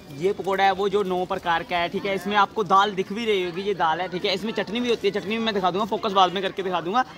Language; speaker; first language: Hindi; native; Hindi